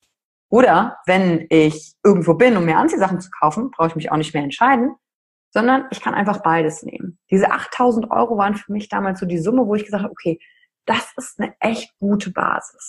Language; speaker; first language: German; native; German